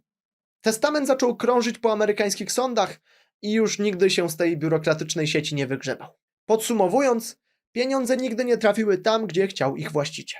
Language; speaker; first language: Polish; native; Polish